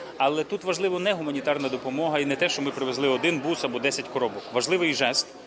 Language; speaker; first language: Ukrainian; native; Ukrainian